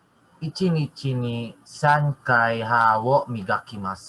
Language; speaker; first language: Japanese; non-native, learner; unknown